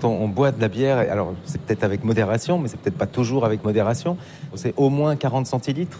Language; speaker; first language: French; native; French